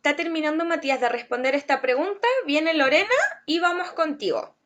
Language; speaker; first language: Spanish; native; Spanish